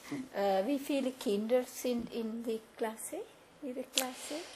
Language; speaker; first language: German; non-native, learner; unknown